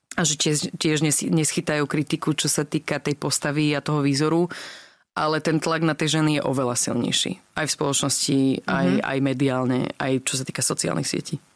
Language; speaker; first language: Slovak; early bilingual, other home language; English